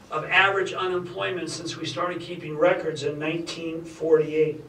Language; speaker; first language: English; native; English